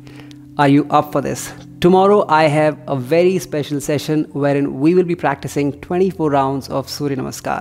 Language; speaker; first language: English; non-native, local second language; Hindi